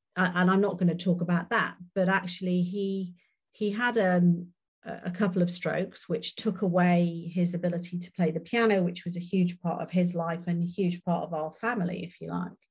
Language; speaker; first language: English; native; English